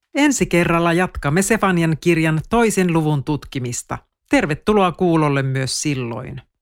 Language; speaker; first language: Finnish; native; Finnish